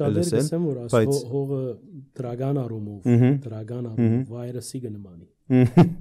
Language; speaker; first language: Armenian; early bilingual, heritage; Armenian